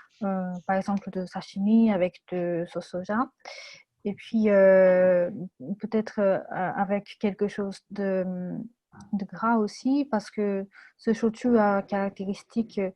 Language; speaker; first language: French; non-native, fluent; Japanese